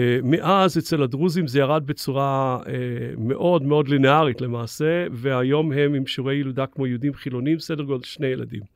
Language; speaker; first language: Hebrew; native; Hebrew